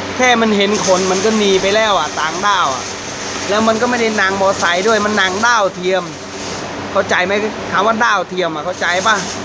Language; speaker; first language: Thai; non-native, fluent; Khmer